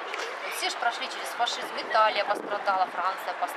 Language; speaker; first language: Russian; native; Russian